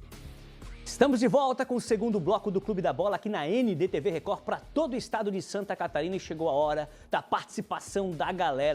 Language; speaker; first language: Portuguese; native; Portuguese